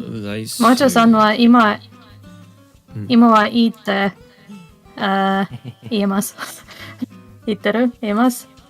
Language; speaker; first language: Japanese; non-native, learner; English